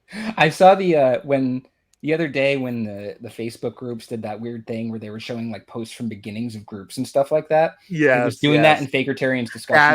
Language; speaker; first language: English; native; English